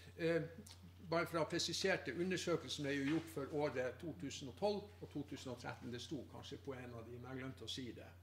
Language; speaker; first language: Norwegian; native; Norwegian